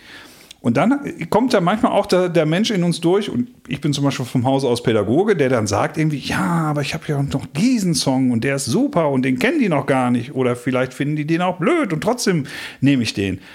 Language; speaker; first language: German; native; German